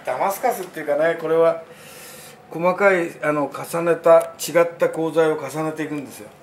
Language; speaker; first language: Japanese; native; Japanese